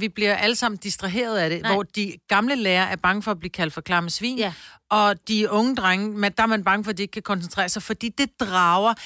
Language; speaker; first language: Danish; native; Danish